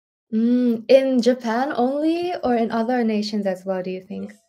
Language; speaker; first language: English; non-native, fluent; Japanese